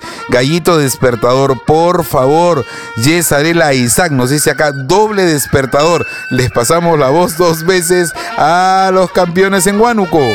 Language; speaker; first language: Spanish; native; Spanish